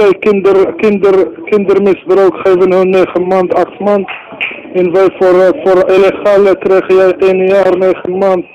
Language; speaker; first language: Dutch; non-native, learner; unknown